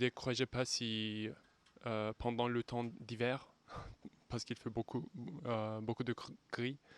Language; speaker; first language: French; non-native, fluent; Turkish